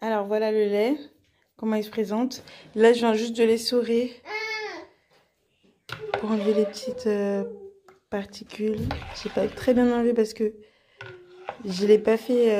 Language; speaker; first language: French; native; French